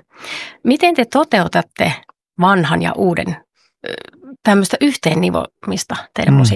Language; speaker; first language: Finnish; native; Finnish